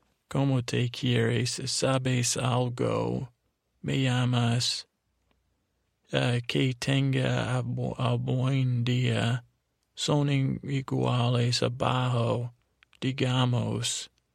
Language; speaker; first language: Spanish; non-native, learner; English